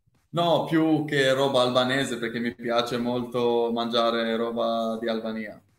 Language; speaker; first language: Italian; non-native, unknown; Albanian